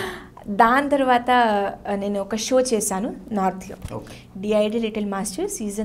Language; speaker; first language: Telugu; non-native, learner; Hindi